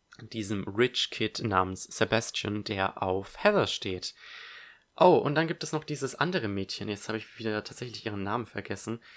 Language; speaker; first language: German; native; German